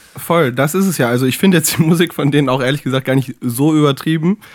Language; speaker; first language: German; native; German